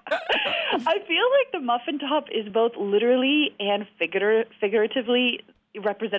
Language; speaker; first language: English; native; English